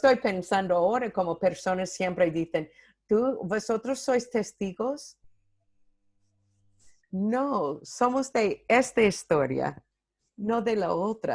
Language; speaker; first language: Spanish; non-native, fluent; English